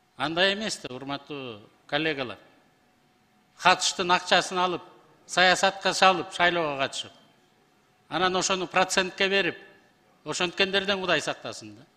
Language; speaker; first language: Kyrgyz; native; Kyrgyz